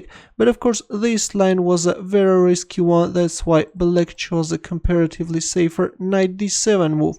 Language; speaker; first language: English; non-native, fluent; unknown